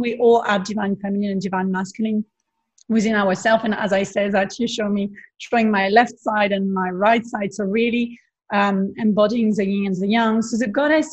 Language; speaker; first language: English; non-native, fluent; French